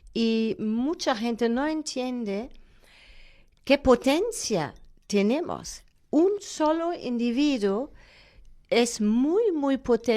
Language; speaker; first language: Spanish; non-native, fluent; German